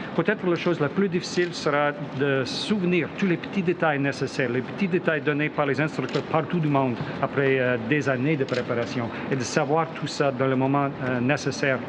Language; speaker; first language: French; non-native, learner; English